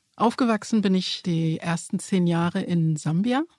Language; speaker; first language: German; early bilingual, other home language; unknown